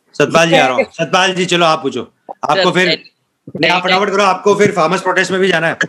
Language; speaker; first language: Hindi; native; Hindi